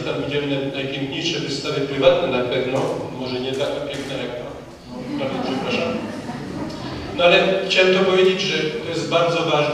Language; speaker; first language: Polish; early bilingual, heritage; French